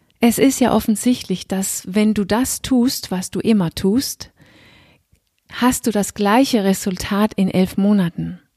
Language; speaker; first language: German; non-native, fluent; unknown